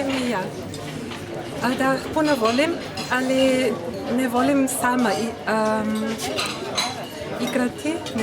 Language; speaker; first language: Bosnian; non-native, learner; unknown